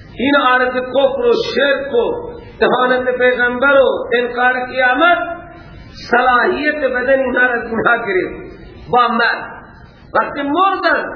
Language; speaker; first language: Persian; non-native, local second language; Baluchi